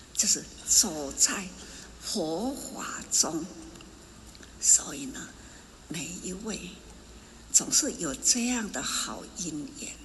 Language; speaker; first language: Chinese; non-native, local second language; Min Nan Chinese